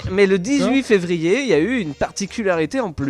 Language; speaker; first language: French; native; French